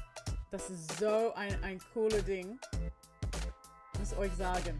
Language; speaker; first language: German; non-native, learner; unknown